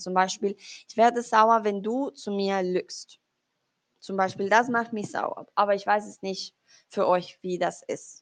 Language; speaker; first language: German; non-native, learner; Spanish